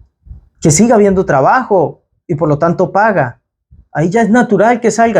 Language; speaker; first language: Spanish; native; Spanish